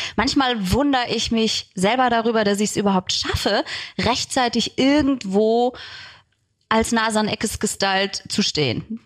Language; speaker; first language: German; early bilingual, other home language; Turkish